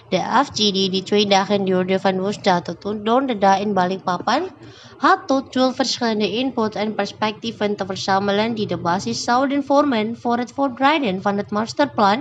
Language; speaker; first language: Dutch; non-native, fluent; Indonesian